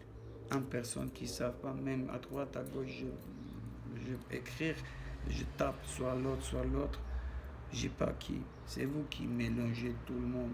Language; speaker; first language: French; non-native, learner; Armenian